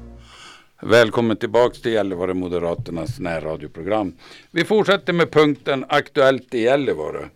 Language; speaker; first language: Swedish; native; Swedish